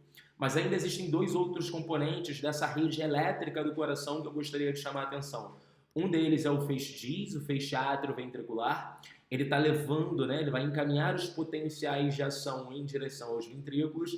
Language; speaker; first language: Portuguese; native; Portuguese